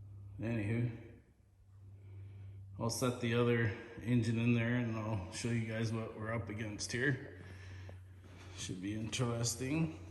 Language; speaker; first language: English; native; English